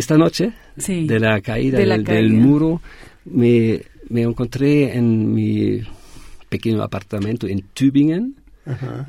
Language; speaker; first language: Spanish; non-native, fluent; German